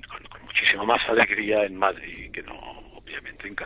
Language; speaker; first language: Spanish; native; Spanish